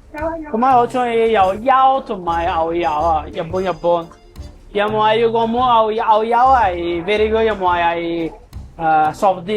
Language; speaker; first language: Cantonese; non-native, learner; Italian